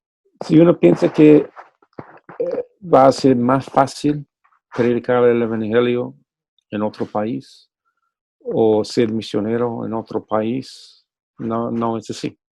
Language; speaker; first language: Spanish; non-native, fluent; English